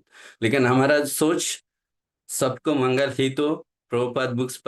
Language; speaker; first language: Hindi; non-native, local second language; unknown